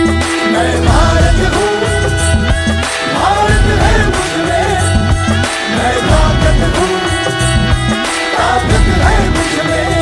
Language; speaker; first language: Hindi; non-native, local second language; Telugu